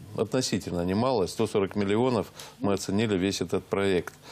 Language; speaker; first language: Russian; native; Russian